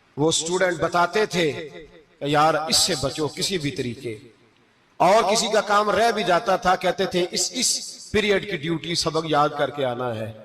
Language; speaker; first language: Urdu; non-native, local second language; Punjabi